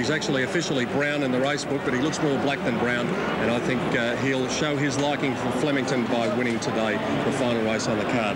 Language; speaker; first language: English; native; English